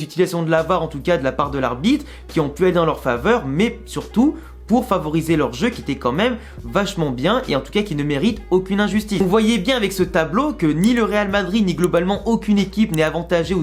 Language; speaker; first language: French; native; French